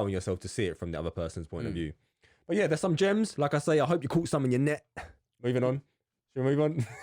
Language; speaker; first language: English; native; English